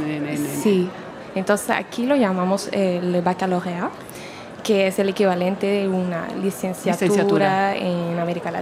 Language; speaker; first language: Spanish; non-native, fluent; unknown